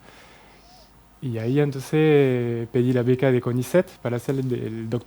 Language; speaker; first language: Spanish; non-native, fluent; French